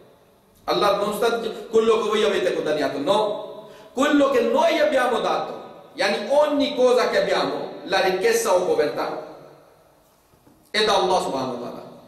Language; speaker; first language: Italian; non-native, fluent; Urdu